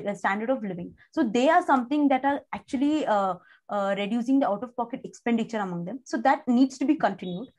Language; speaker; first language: English; non-native, local second language; Kannada